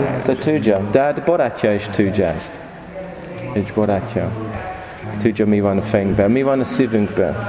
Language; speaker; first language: Hungarian; non-native, learner; English